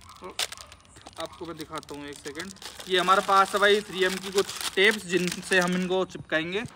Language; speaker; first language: Hindi; native; Hindi